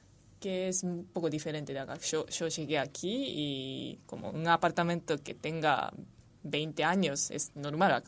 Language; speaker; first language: Spanish; non-native, fluent; Japanese